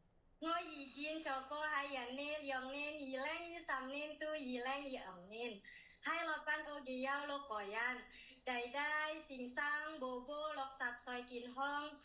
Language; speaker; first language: Cantonese; non-native, learner; Indonesian